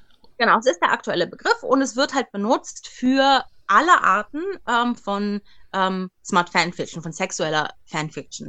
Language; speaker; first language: German; native; German